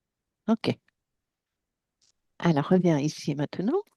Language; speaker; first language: French; native; French